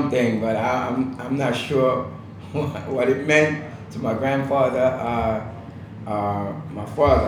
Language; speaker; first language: English; non-native, local second language; Jamaican Creole English